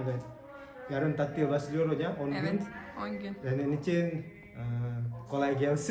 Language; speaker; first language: Turkish; non-native, learner; Indonesian